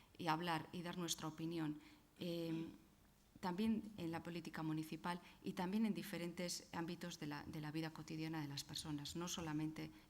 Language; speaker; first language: Spanish; non-native, local second language; Basque